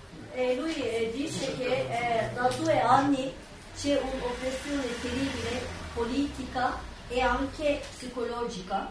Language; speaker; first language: Italian; non-native, learner; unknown